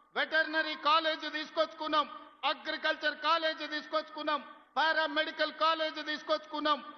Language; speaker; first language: Telugu; native; Telugu